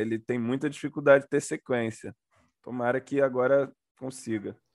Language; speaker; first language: Portuguese; native; Portuguese